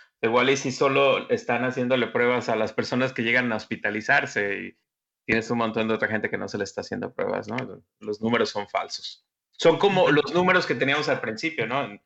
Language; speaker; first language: Spanish; native; Spanish